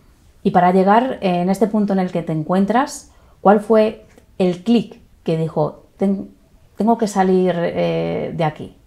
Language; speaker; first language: Spanish; native; Spanish